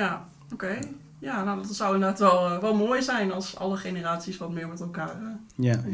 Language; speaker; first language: Dutch; native; Dutch